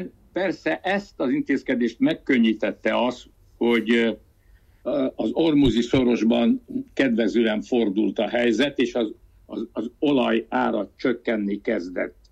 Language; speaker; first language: Hungarian; native; Hungarian